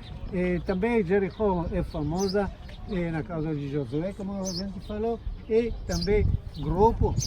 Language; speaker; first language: Portuguese; non-native, learner; Hebrew